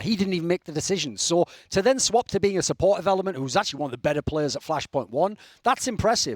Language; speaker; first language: English; native; English